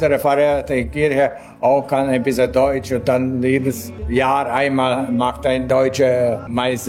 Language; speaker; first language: German; early bilingual, heritage; Hungarian